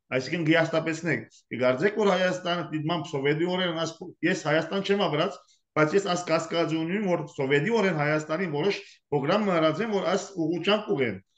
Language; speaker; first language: Armenian; early bilingual, heritage; Armenian